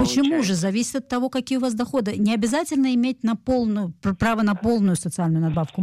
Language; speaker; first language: Russian; native; Russian